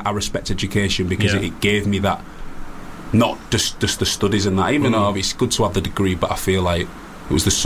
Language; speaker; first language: English; native; English